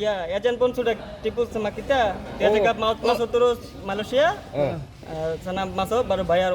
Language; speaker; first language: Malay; non-native, learner; Rohingya